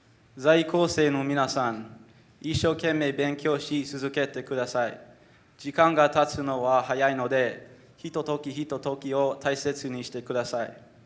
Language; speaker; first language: Japanese; non-native, learner; English